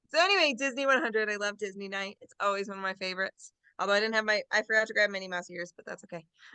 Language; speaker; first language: English; native; English